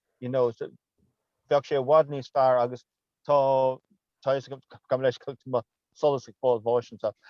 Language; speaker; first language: Irish; non-native, local second language; English